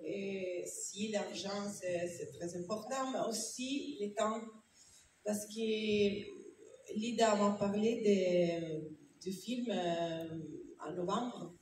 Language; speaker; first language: French; non-native, learner; Italian